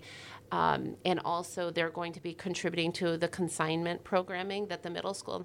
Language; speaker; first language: English; native; English